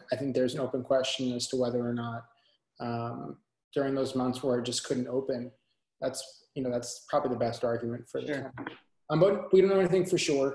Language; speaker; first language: English; native; English